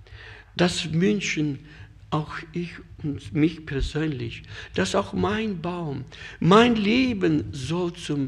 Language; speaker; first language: German; non-native, fluent; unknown